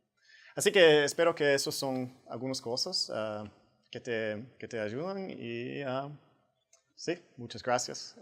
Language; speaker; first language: Spanish; non-native, fluent; English